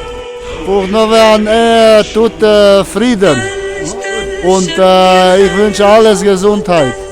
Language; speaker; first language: German; non-native, learner; Arabic